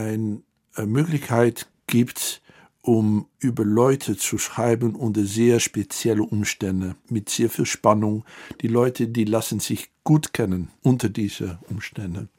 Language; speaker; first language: German; non-native, fluent; Dutch